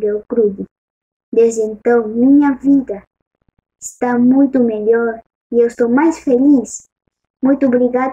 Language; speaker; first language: Portuguese; early bilingual, other home language; Spanish